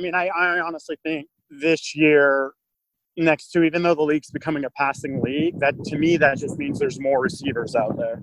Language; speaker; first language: English; native; English